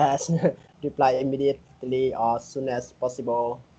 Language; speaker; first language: English; non-native, learner; Vietnamese